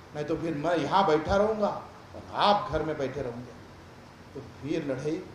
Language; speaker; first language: Hindi; non-native, local second language; Marathi